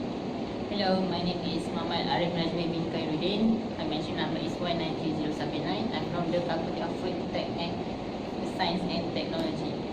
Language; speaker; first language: English; non-native, local second language; Malay